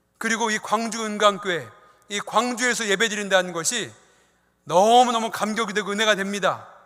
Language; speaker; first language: Korean; native; Korean